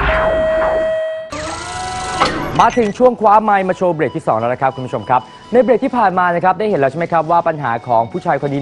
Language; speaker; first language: Thai; native; Thai